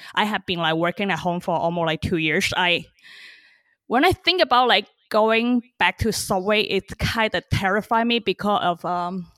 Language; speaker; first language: English; early bilingual, other home language; Chinese